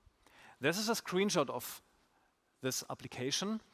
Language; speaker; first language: English; non-native, fluent; German